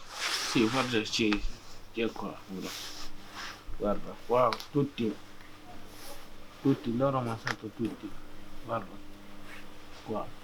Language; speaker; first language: Italian; non-native, learner; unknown